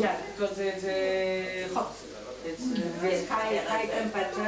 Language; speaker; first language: English; non-native, learner; Polish